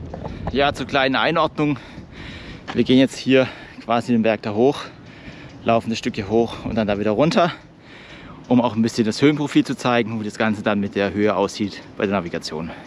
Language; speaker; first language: German; native; German